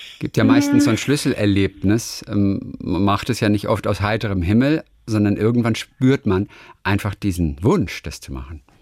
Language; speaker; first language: German; native; German